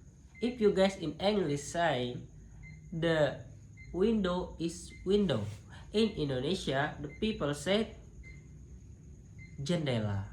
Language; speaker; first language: English; non-native, local second language; Indonesian